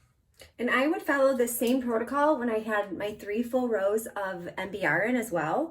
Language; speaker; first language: English; native; English